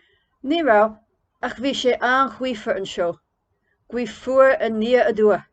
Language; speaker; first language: Irish; non-native, learner; English